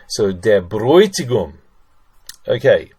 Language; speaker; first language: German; non-native, fluent; English